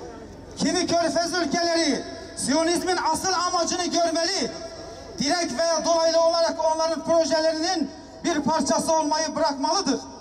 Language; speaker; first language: Turkish; native; Turkish